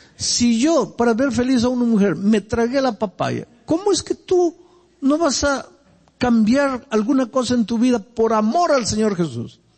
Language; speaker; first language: Spanish; native; Spanish